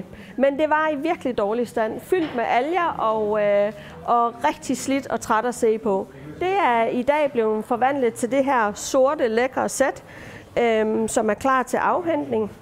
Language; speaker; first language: Danish; native; Danish